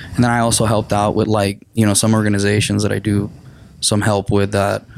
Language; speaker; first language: English; non-native, fluent; Spanish